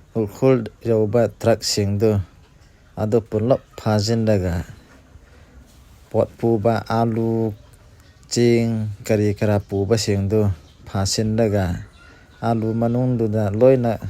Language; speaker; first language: Manipuri; non-native, local second language; Thado Chin